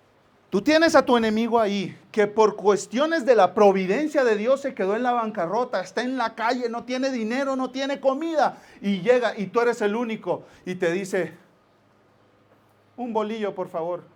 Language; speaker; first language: Spanish; native; Spanish